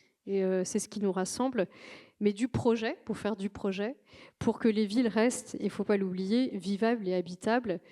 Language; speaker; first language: French; native; French